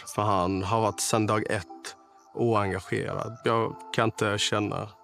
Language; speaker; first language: Swedish; non-native, fluent; Arabic